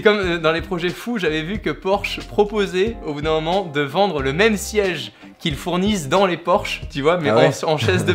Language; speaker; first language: French; native; French